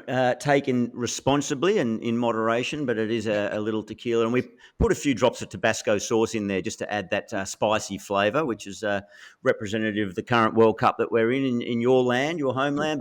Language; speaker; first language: English; native; English